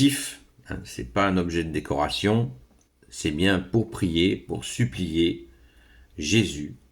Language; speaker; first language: French; native; French